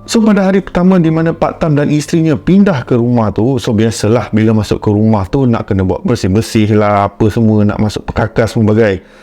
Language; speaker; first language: Malay; native; Malay